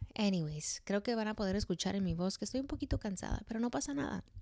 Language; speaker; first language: Spanish; early bilingual, heritage; Spanish